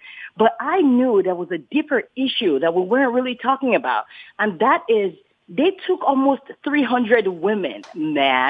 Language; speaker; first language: English; non-native, local second language; Yoruba